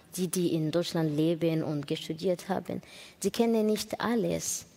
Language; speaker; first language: German; non-native, learner; Kinyarwanda